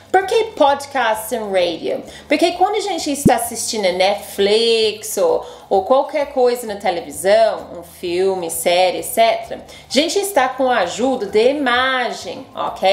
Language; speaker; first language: Portuguese; non-native, fluent; English